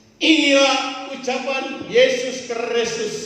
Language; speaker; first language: Indonesian; native; Indonesian